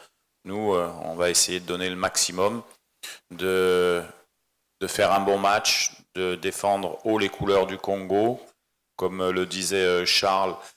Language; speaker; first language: French; native; French